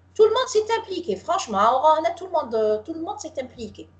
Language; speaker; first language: French; non-native, local second language; Arabic